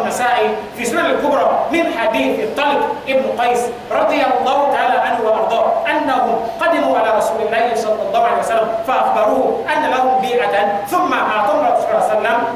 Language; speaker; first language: Arabic; non-native, fluent; Yoruba